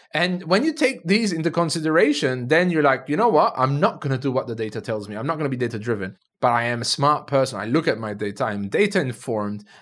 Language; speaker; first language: English; non-native, fluent; Turkish